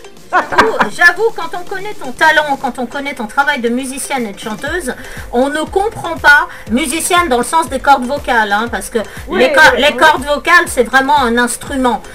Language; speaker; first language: French; native; French